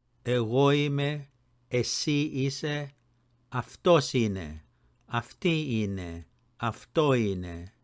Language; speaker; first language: Greek; non-native, fluent; English